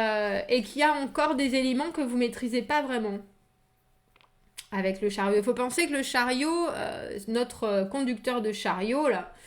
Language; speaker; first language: French; native; French